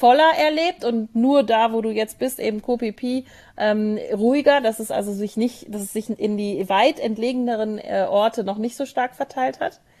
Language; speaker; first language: German; native; German